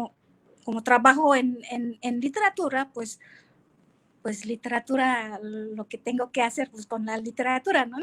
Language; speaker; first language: Spanish; non-native, fluent; Indonesian